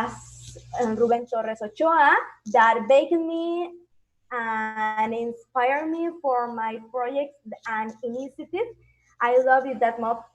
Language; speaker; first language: English; non-native, learner; Spanish